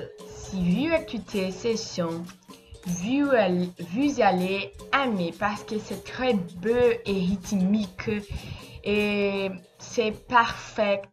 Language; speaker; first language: French; non-native, learner; Portuguese